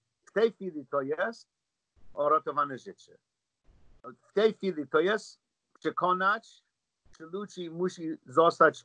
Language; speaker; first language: Polish; non-native, learner; English